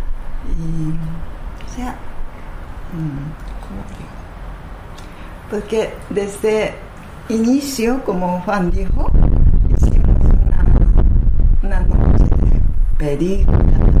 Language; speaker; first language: Spanish; non-native, learner; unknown